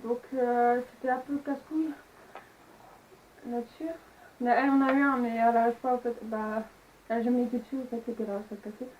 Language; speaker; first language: French; native; French